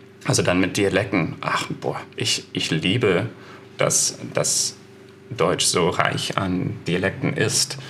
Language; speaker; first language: German; non-native, fluent; English